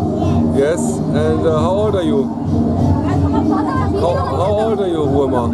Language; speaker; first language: English; non-native, fluent; German